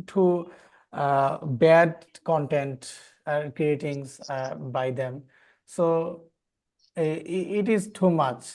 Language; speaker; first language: English; non-native, learner; Bangla